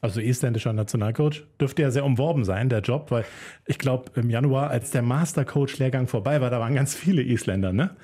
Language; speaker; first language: German; native; German